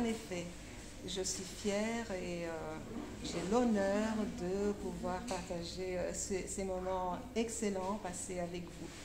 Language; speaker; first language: French; non-native, fluent; Romanian